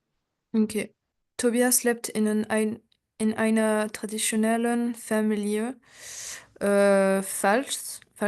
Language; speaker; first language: German; non-native, learner; French